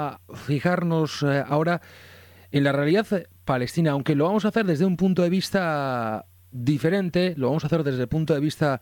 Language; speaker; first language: Spanish; native; Spanish